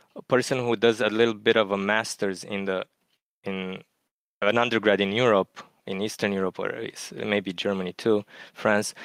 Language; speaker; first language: English; non-native, fluent; Romanian